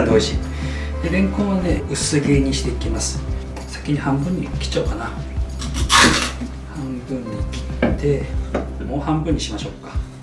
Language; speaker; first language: Japanese; native; Japanese